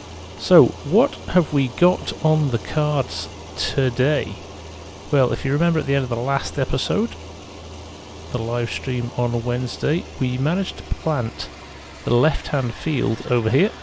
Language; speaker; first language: English; native; English